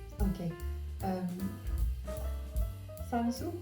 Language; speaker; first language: Korean; non-native, learner; English